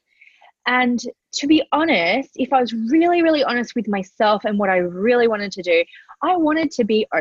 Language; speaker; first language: English; native; English